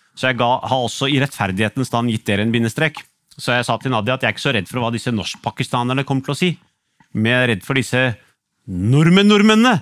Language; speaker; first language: Norwegian; early bilingual, other home language; Urdu